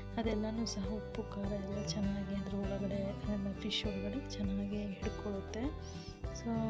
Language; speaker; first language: Kannada; native; Kannada